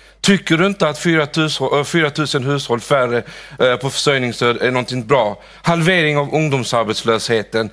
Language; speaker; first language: Swedish; early bilingual, other home language; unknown